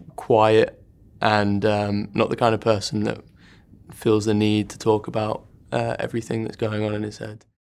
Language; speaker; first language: English; native; English